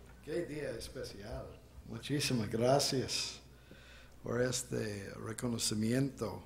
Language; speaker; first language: Spanish; non-native, fluent; English